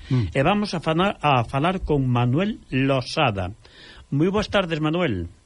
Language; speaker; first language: Galician; non-native, local second language; Spanish